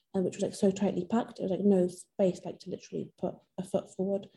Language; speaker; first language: English; non-native, fluent; Persian